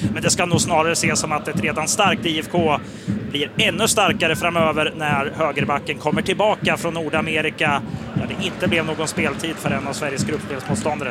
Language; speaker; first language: Swedish; native; Swedish